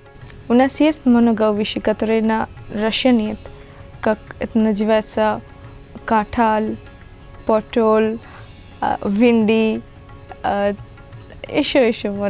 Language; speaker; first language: Russian; non-native, learner; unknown